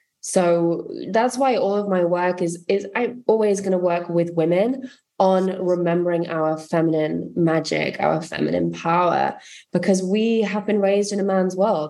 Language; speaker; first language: English; native; English